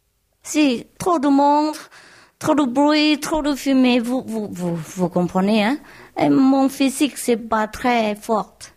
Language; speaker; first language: French; non-native, learner; Vietnamese